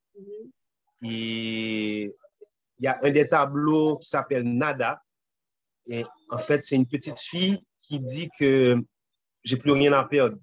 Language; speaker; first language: French; non-native, local second language; Haitian Creole